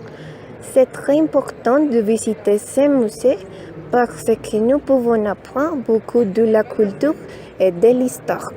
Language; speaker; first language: French; non-native, learner; Spanish